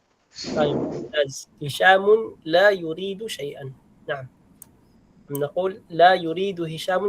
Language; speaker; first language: Arabic; non-native, fluent; Filipino